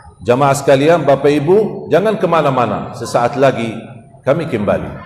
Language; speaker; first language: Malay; non-native, fluent; Arabic